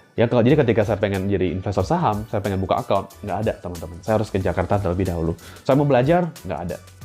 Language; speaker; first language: Indonesian; native; Indonesian